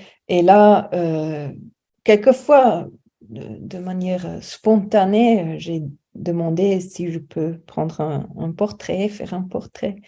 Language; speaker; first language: French; non-native, fluent; German